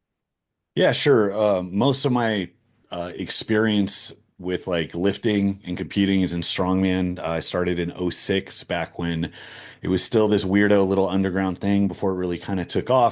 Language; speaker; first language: English; native; English